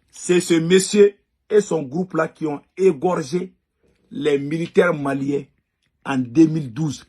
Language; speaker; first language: French; non-native, local second language; Bambara